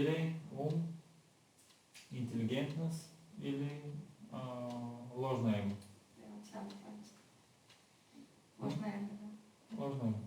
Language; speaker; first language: Russian; non-native, learner; Bulgarian